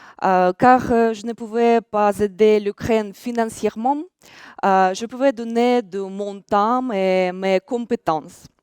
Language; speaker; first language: French; non-native, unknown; Russian